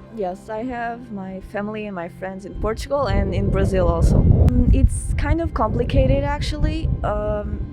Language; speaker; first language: English; non-native, fluent; Portuguese